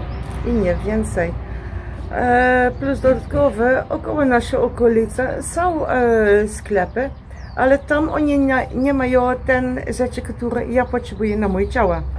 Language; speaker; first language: Polish; non-native, learner; Dutch